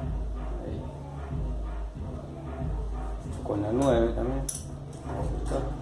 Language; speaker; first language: Spanish; native; Spanish